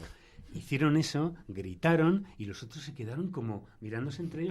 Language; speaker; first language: Spanish; native; Spanish